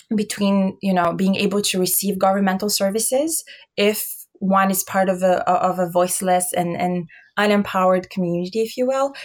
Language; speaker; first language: English; early bilingual, other home language; Albanian